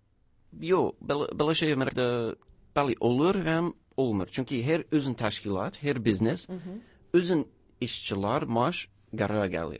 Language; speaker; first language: Turkish; non-native, learner; English